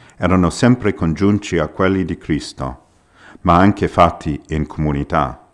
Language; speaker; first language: Italian; non-native, fluent; English